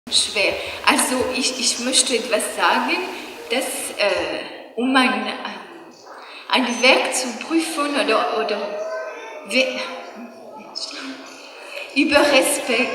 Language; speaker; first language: German; non-native, fluent; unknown